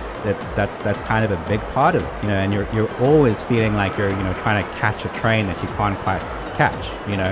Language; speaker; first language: English; native; English